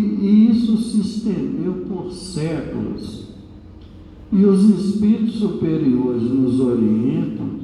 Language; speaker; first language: Portuguese; native; Portuguese